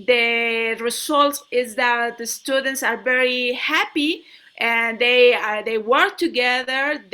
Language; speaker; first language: English; non-native, learner; Spanish